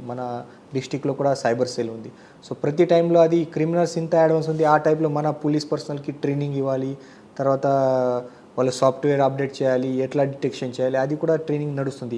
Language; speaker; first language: Telugu; non-native, learner; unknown